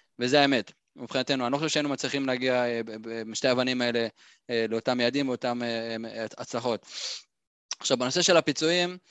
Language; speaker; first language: Hebrew; native; Hebrew